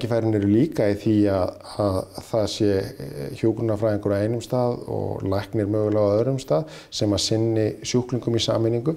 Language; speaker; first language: Icelandic; native; Icelandic